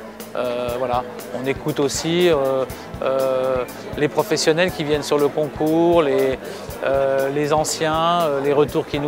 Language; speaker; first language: French; native; French